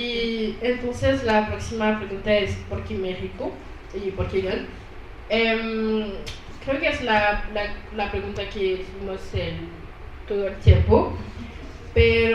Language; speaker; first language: Spanish; non-native, learner; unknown